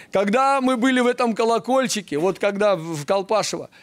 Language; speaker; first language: Russian; native; Russian